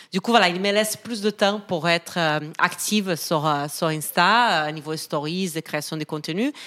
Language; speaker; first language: French; non-native, fluent; Portuguese